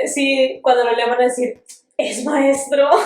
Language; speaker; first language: Spanish; native; Spanish